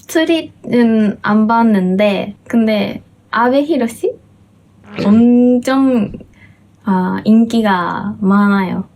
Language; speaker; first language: Korean; non-native, fluent; Japanese